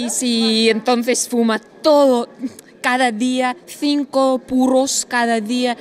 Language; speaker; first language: Spanish; non-native, learner; Russian